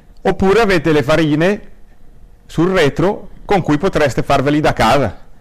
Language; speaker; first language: Italian; native; Italian